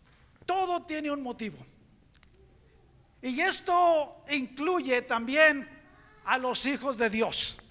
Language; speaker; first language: Spanish; native; Spanish